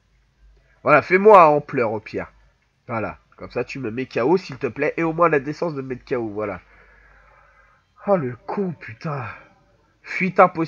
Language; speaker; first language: French; native; French